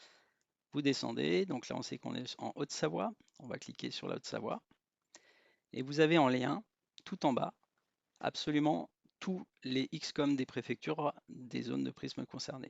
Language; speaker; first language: French; native; French